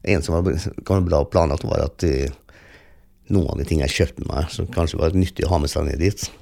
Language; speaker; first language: Norwegian; early bilingual, other home language; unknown